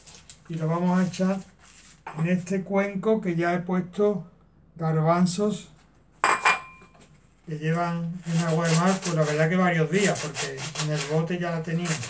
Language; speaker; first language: Spanish; native; Spanish